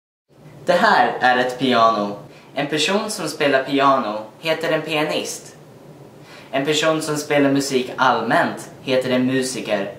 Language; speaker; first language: Swedish; non-native, fluent; English